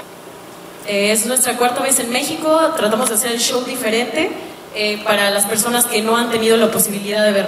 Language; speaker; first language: Spanish; native; Spanish